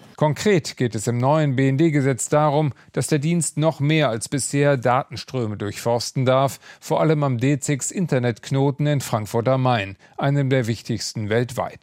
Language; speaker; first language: German; native; German